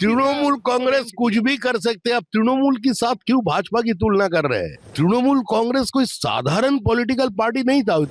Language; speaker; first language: Hindi; non-native, local second language; Bangla